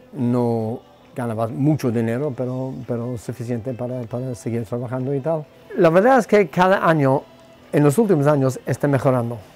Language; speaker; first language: Spanish; non-native, fluent; English